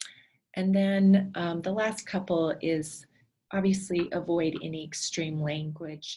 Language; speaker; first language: English; native; English